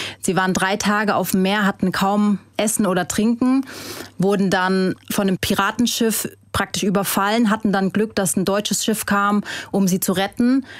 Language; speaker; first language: German; early bilingual, other home language; Vietnamese